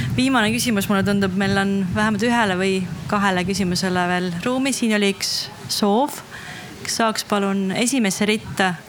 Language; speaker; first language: Estonian; native; Estonian